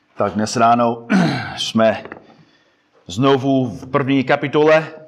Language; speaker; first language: Czech; non-native, fluent; English